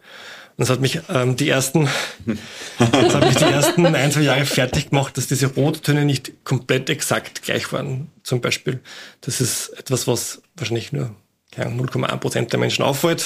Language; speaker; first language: German; native; German